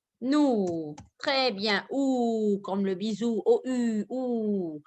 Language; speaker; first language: French; non-native, fluent; Arabic